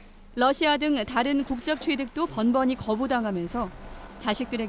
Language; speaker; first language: Korean; native; Korean